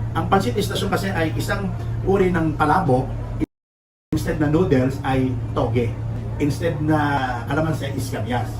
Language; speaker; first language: Filipino; native; Filipino